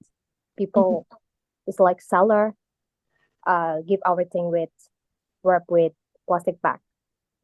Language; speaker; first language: English; non-native, learner; Indonesian